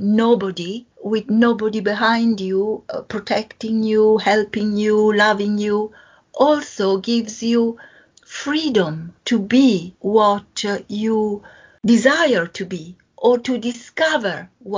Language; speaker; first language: English; non-native, fluent; Italian